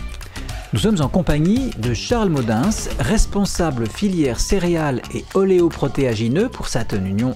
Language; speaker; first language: French; native; French